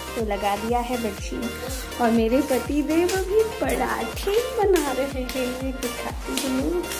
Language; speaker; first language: Hindi; non-native, local second language; Bangla